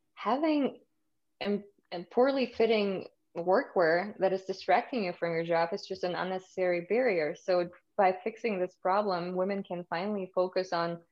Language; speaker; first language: English; early bilingual, other home language; Russian